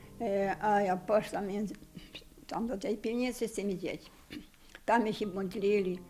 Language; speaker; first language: Polish; non-native, local second language; Ukrainian